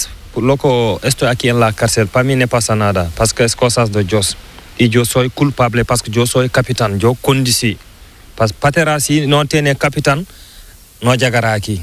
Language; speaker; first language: Spanish; non-native, learner; Fula